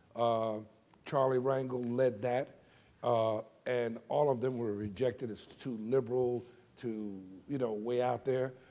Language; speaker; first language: English; native; English